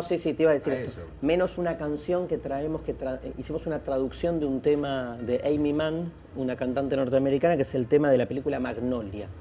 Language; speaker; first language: Spanish; native; Spanish